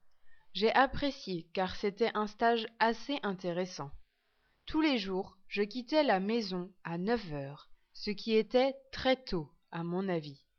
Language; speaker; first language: French; non-native, learner; English